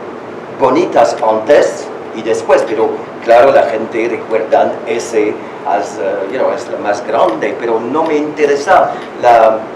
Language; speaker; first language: Spanish; non-native, learner; French